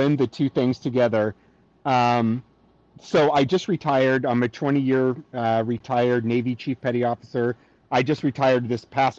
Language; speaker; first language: English; native; English